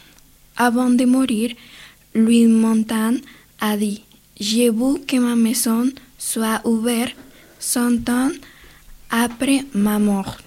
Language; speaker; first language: French; non-native, learner; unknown